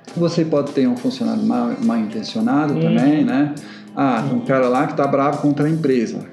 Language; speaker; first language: Portuguese; non-native, fluent; French